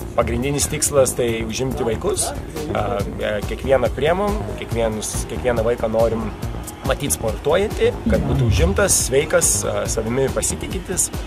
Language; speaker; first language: Lithuanian; native; Lithuanian